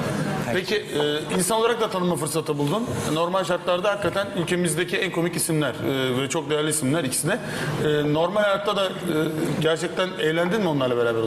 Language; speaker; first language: Turkish; native; Turkish